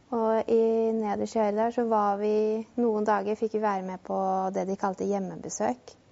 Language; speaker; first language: Norwegian; native; Norwegian